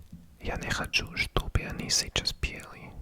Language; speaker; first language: Russian; non-native, learner; English